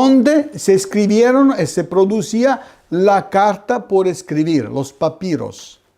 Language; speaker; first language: Spanish; non-native, fluent; Italian